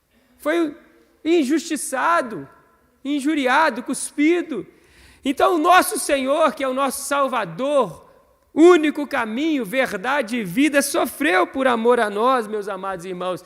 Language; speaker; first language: Portuguese; native; Portuguese